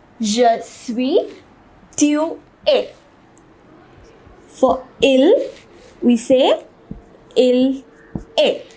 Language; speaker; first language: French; non-native, fluent; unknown